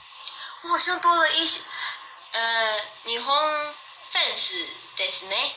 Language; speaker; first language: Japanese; non-native, learner; Chinese